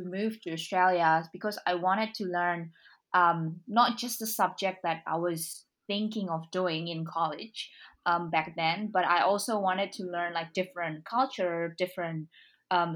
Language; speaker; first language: English; non-native, fluent; Indonesian